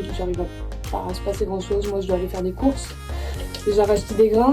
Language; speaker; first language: French; native; French